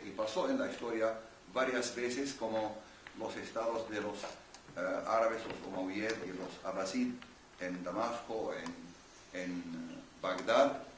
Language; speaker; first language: Spanish; non-native, fluent; Arabic